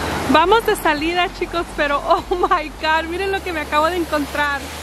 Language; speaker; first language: Spanish; native; Spanish